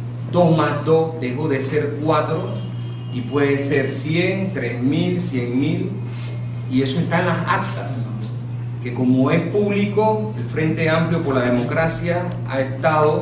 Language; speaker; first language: Spanish; native; Spanish